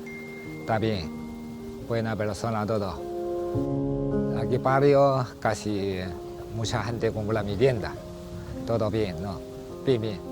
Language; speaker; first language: Spanish; non-native, learner; Chinese